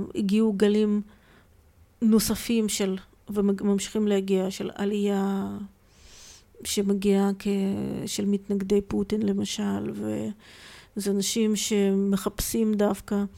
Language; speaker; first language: Hebrew; non-native, fluent; Russian